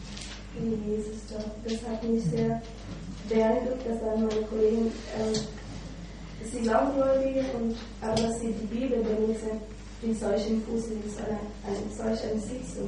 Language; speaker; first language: German; non-native, fluent; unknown